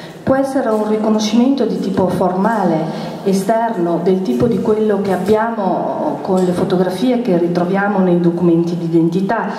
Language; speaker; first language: Italian; native; Italian